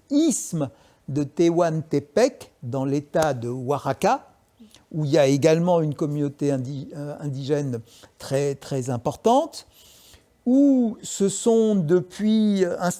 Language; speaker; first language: French; native; French